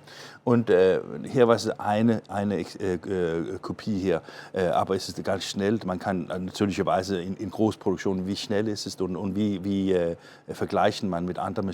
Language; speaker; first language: German; non-native, fluent; Danish